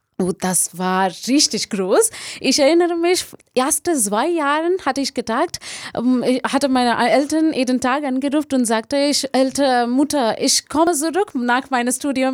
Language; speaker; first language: German; non-native, learner; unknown